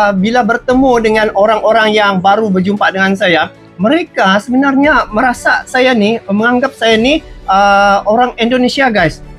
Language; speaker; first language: Malay; native; Malay